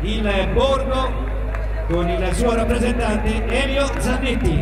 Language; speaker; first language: Italian; native; Italian